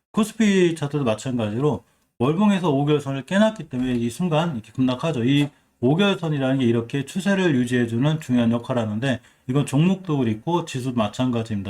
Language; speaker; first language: Korean; native; Korean